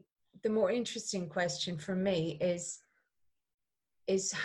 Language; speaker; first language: English; native; English